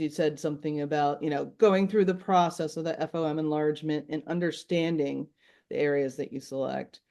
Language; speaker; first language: English; native; English